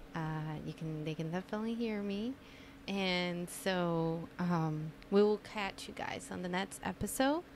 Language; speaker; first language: English; non-native, fluent; Spanish